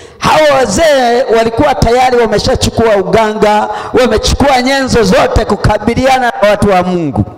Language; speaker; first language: Swahili; non-native, local second language; Sukuma